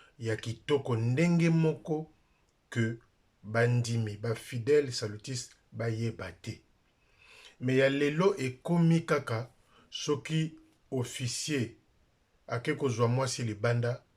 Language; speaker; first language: Lingala; non-native, local second language; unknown